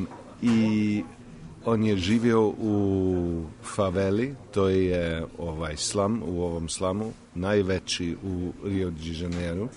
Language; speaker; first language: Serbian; non-native, fluent; English